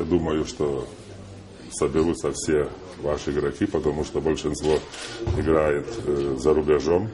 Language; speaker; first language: Russian; non-native, fluent; Lithuanian